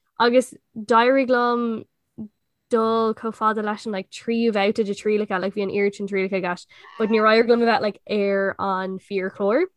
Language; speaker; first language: Irish; non-native, local second language; English